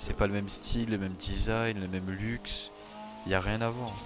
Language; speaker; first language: French; native; French